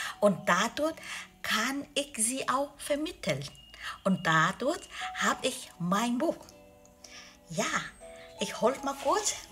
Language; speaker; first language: German; non-native, learner; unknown